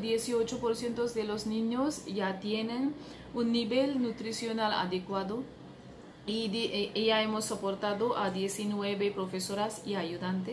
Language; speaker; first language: Spanish; non-native, fluent; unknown